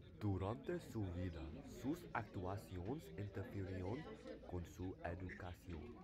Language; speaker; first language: Spanish; non-native, learner; English